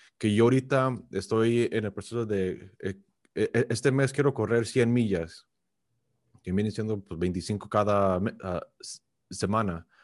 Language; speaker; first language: Spanish; early bilingual, heritage; Spanish